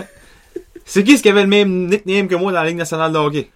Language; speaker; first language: French; native; French